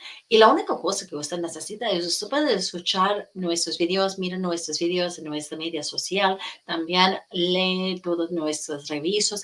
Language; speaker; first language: Spanish; non-native, fluent; English